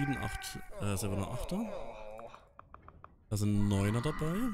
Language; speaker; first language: German; native; German